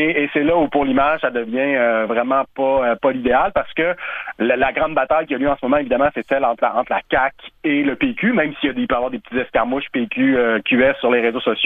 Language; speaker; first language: French; native; French